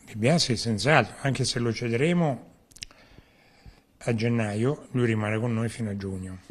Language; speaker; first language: Italian; native; Italian